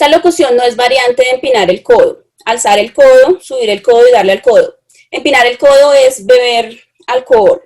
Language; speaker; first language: Spanish; native; Spanish